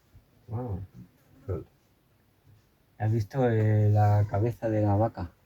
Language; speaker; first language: Spanish; non-native, learner; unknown